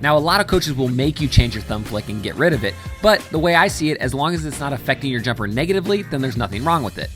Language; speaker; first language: English; native; English